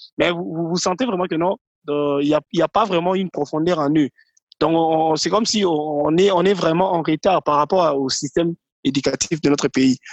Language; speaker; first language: French; non-native, local second language; Lingala